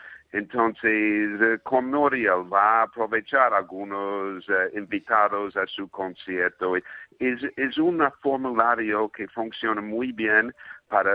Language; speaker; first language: Spanish; non-native, fluent; English